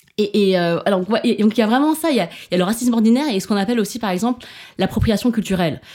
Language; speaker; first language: French; early bilingual, other home language; Chinese